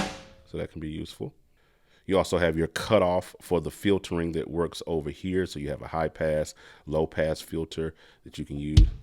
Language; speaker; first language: English; native; English